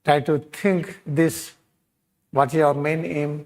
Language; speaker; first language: English; non-native, local second language; Hindi